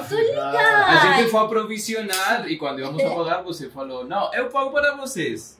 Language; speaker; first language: Portuguese; non-native, learner; Spanish